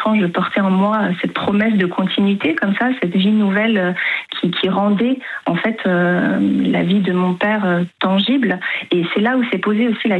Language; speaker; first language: French; native; French